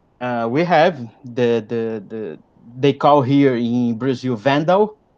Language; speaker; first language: English; non-native, fluent; Portuguese